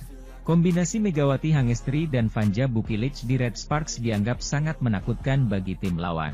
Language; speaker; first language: Indonesian; native; Indonesian